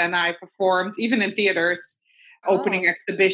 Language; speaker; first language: English; non-native, fluent; Dutch